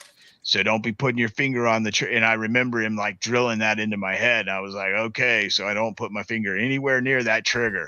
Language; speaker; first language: English; native; English